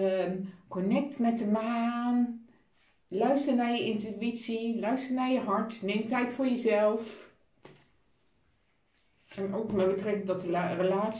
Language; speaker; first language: Dutch; native; Dutch